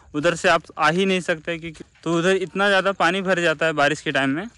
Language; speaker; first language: Hindi; native; Hindi